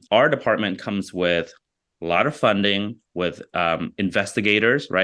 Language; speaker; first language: English; early bilingual, other home language; Vietnamese